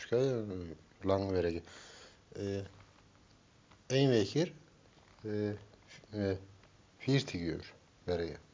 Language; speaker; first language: Dutch; non-native, learner; Turkish